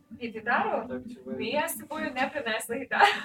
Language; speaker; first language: Ukrainian; early bilingual, other home language; English